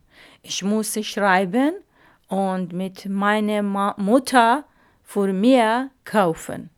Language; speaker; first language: German; non-native, learner; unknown